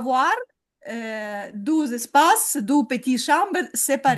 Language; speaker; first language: French; non-native, learner; Ukrainian